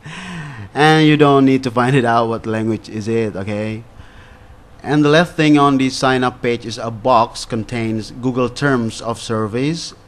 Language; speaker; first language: English; non-native, fluent; Indonesian